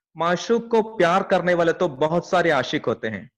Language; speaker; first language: Hindi; non-native, local second language; Malayalam